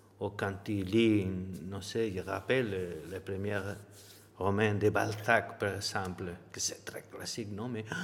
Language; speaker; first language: French; non-native, learner; Spanish